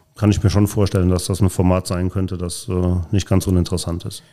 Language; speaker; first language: German; native; German